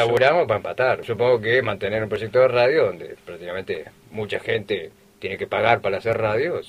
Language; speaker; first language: Spanish; native; Spanish